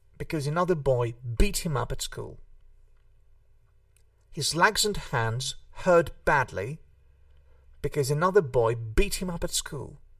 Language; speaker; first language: English; non-native, fluent; Hungarian